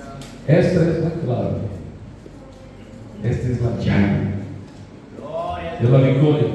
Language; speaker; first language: Spanish; non-native, fluent; Portuguese